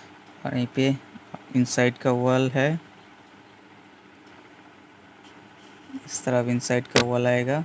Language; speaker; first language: Hindi; non-native, local second language; Bangla